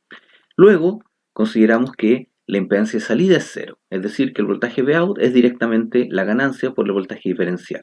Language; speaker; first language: Spanish; native; Spanish